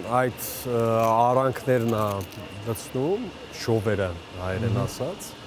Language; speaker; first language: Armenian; early bilingual, heritage; Armenian